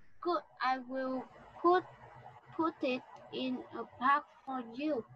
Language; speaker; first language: English; non-native, learner; Vietnamese